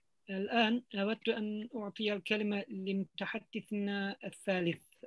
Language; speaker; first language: Arabic; non-native, fluent; Turkish